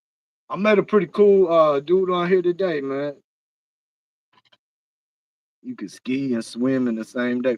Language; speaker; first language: English; native; English